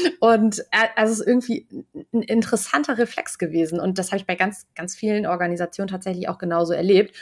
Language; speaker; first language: German; native; German